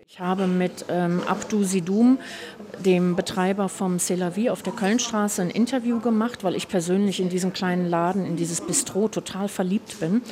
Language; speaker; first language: German; native; German